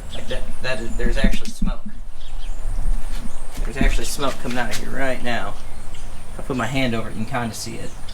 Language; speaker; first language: English; native; English